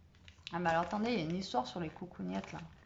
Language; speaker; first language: French; native; French